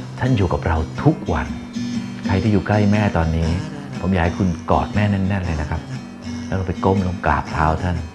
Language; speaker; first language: Thai; native; Thai